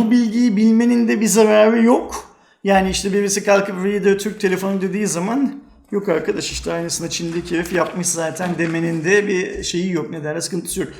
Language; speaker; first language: Turkish; native; Turkish